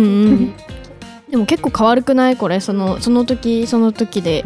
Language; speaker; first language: Japanese; native; Japanese